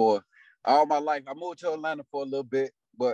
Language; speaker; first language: English; native; English